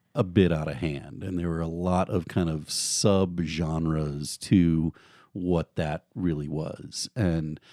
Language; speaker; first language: English; native; English